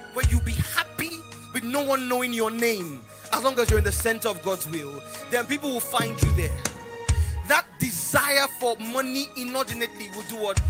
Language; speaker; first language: English; non-native, local second language; Yoruba